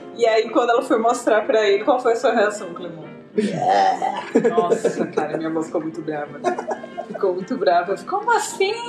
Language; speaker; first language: Portuguese; native; Portuguese